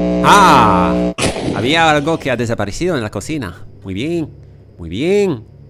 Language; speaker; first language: Spanish; non-native, learner; French